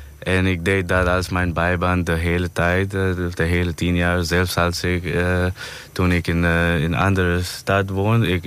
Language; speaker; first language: Dutch; non-native, fluent; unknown